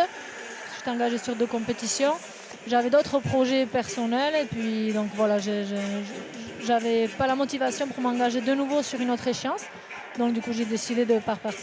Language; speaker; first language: French; native; French